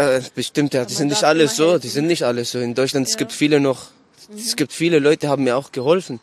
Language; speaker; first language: German; non-native, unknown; Arabic